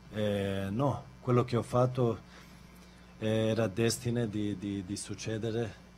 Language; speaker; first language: Italian; non-native, fluent; Bosnian